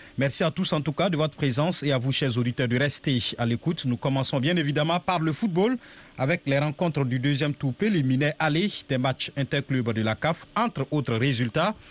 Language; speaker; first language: French; non-native, local second language; Mossi